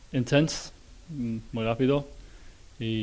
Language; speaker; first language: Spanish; non-native, learner; English